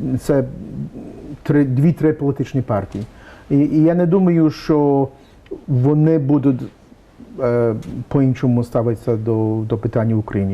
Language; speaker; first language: Ukrainian; early bilingual, heritage; English